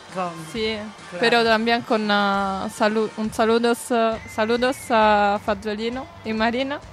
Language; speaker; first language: Spanish; non-native, learner; Italian